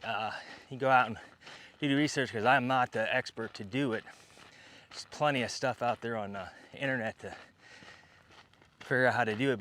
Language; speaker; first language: English; native; English